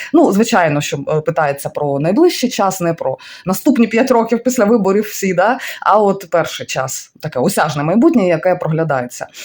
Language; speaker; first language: Ukrainian; non-native, local second language; Russian